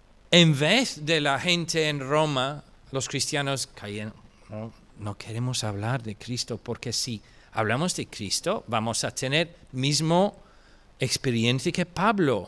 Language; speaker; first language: Spanish; non-native, fluent; English